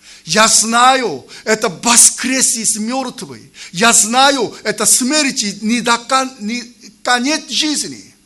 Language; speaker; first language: Russian; non-native, learner; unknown